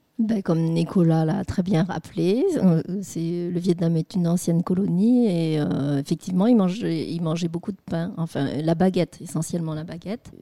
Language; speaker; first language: French; non-native, fluent; Vietnamese